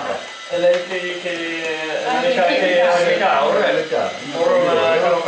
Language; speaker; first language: Greek; non-native, learner; English